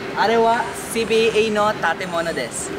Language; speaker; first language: Japanese; non-native, learner; Filipino